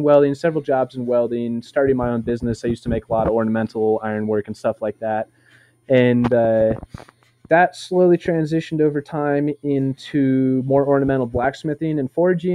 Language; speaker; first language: English; native; English